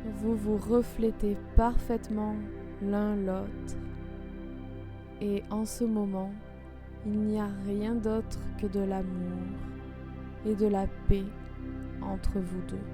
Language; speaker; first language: French; native; French